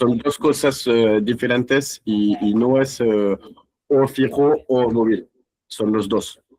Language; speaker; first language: Spanish; non-native, fluent; French